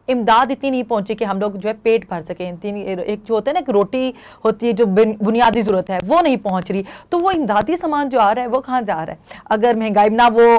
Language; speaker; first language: Urdu; native; Urdu